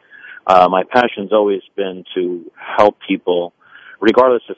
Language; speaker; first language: English; early bilingual, other home language; Italian